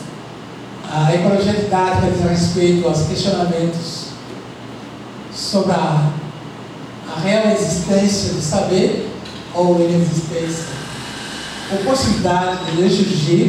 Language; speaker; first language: Portuguese; non-native, fluent; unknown